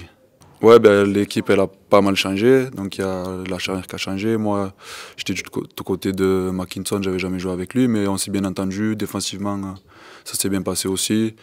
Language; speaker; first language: French; native; French